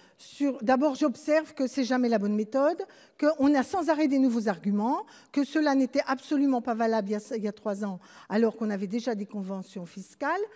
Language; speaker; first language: French; native; French